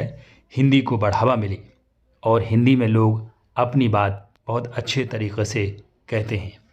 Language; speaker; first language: Hindi; native; Hindi